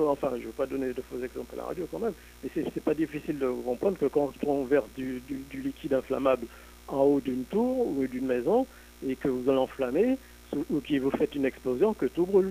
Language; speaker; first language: French; native; French